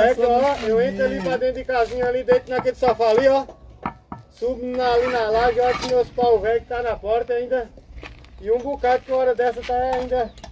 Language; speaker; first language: Portuguese; native; Portuguese